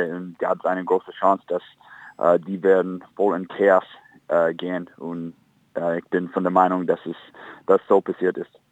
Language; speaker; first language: German; non-native, fluent; English